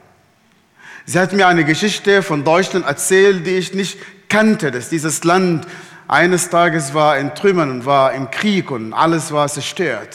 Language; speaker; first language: German; non-native, fluent; Arabic